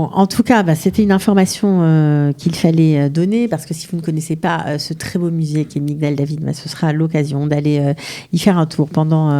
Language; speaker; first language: French; native; French